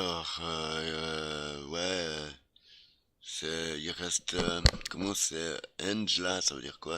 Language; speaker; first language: French; native; French